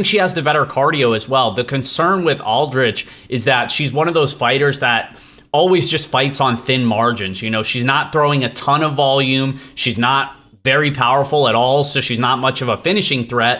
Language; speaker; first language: English; native; English